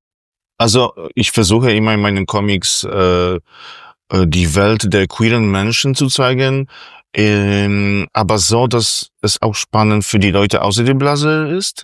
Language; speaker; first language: German; non-native, fluent; Polish